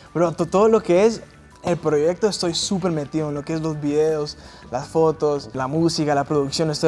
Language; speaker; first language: Spanish; non-native, fluent; English